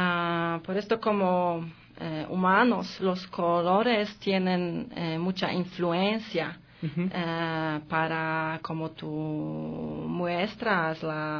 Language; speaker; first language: Spanish; non-native, learner; Polish